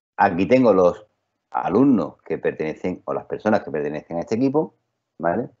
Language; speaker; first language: Spanish; native; Spanish